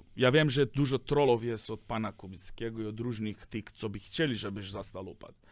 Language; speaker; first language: Polish; non-native, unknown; Serbian